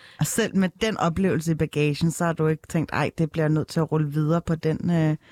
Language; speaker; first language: Danish; early bilingual, other home language; Turkish